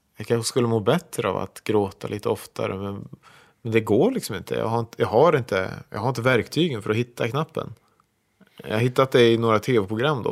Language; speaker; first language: Swedish; native; Swedish